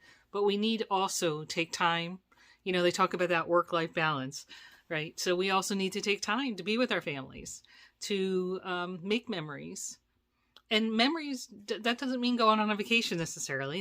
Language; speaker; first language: English; native; English